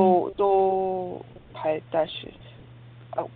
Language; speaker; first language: Chinese; non-native, learner; Korean